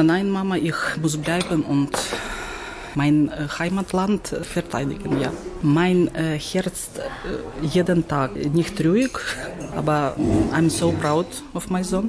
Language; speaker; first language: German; non-native, learner; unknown